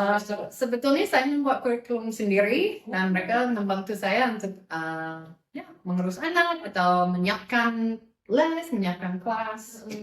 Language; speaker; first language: Indonesian; non-native, fluent; English